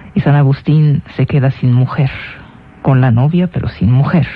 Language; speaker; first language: Spanish; non-native, fluent; Arabic